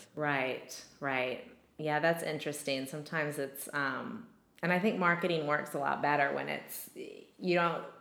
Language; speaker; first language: English; native; English